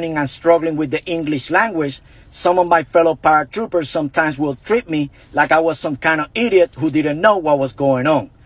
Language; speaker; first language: English; non-native, fluent; Spanish